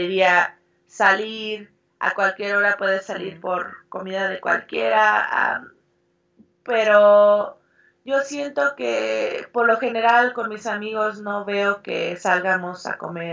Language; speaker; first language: Spanish; early bilingual, heritage; Spanish